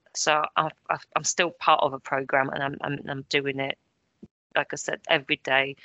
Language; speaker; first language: English; early bilingual, other home language; Polish